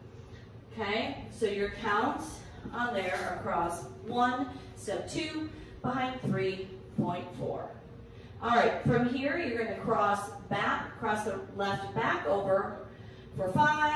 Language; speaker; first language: English; native; English